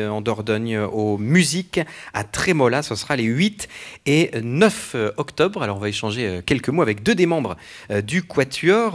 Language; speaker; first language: French; native; French